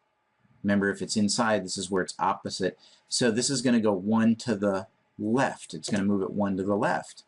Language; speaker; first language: English; native; English